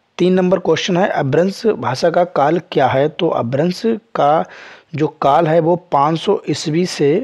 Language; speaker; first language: Hindi; native; Hindi